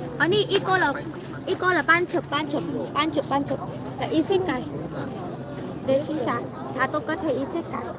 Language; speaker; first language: Korean; non-native, learner; Vietnamese